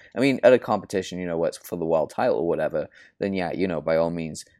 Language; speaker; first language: English; native; English